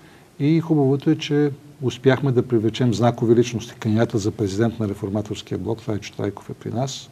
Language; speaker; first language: Bulgarian; native; Bulgarian